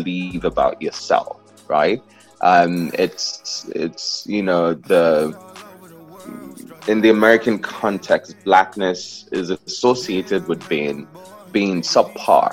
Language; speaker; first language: English; non-native, local second language; Igbo